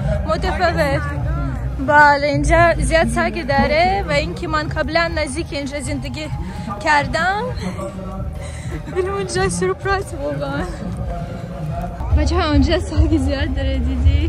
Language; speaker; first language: Persian; non-native, learner; Turkish